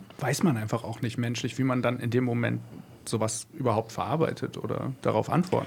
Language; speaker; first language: German; native; German